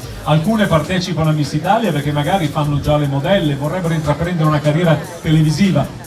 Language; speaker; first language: Italian; native; Italian